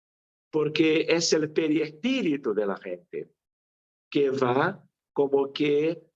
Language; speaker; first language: Spanish; non-native, fluent; Portuguese